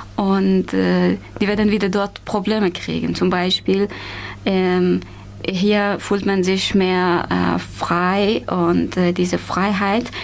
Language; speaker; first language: German; non-native, learner; Persian